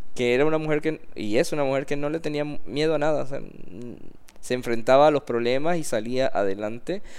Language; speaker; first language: Spanish; native; Spanish